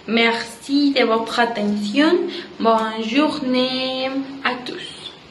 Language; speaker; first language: French; non-native, learner; Spanish